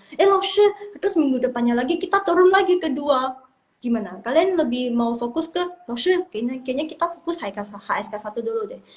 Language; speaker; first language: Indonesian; non-native, local second language; Min Nan Chinese